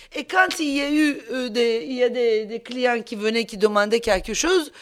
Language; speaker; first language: French; non-native, fluent; Turkish